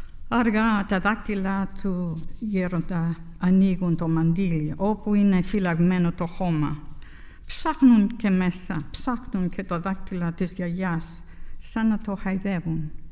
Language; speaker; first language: Greek; non-native, fluent; English